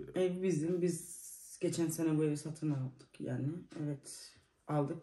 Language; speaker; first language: Turkish; early bilingual, heritage; Turkish